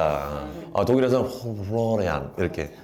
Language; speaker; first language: Korean; native; Korean